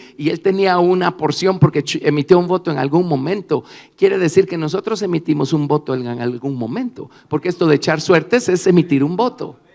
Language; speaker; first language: Spanish; native; Spanish